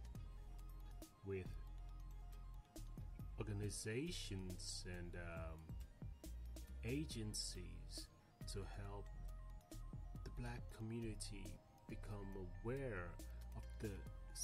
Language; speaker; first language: English; non-native, local second language; Krio